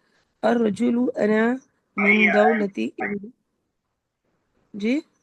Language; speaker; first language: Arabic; non-native, learner; Urdu